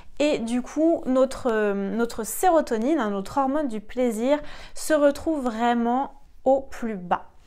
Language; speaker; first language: French; native; French